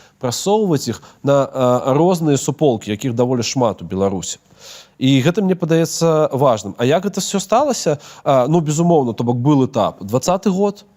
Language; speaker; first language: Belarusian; non-native, local second language; Russian